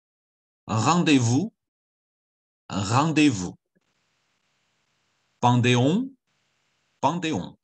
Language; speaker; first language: French; non-native, fluent; Chinese